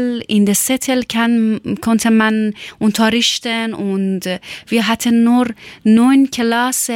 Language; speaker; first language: German; non-native, learner; Persian